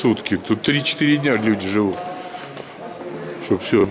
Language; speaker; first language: Russian; native; Russian